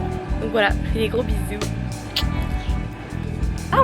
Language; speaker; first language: French; native; French